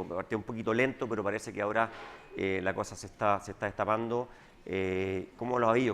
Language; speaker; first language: Spanish; native; Spanish